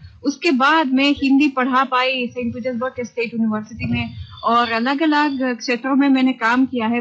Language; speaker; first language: Hindi; non-native, fluent; Russian